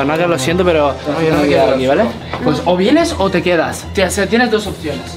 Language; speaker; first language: Spanish; native; Spanish